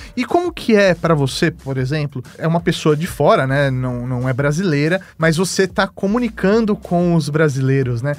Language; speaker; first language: Portuguese; native; Portuguese